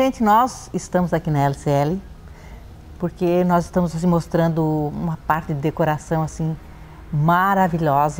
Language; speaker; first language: Portuguese; native; Portuguese